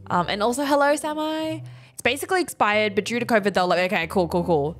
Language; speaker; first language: English; native; English